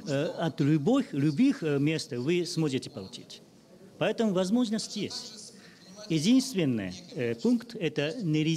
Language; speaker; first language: Russian; non-native, learner; Japanese